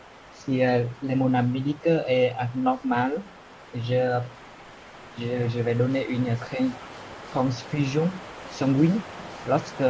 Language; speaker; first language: French; non-native, learner; Vietnamese